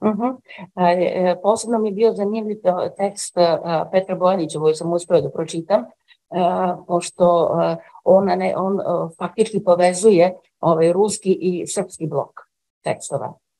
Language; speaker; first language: Russian; non-native, fluent; Serbian